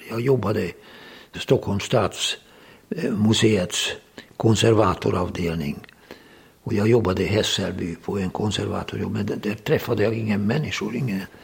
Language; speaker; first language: Swedish; non-native, fluent; Hungarian